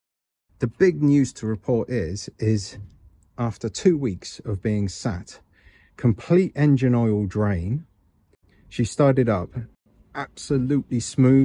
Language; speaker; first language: English; native; English